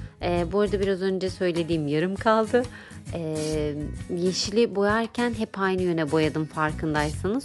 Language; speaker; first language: Turkish; native; Turkish